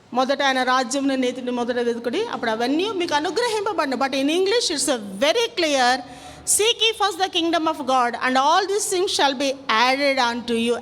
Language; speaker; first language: Telugu; non-native, local second language; Kannada